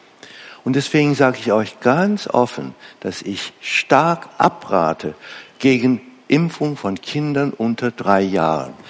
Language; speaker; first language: German; non-native, fluent; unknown